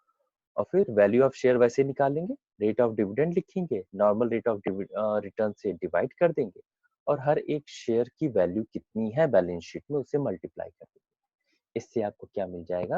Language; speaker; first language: Hindi; native; Hindi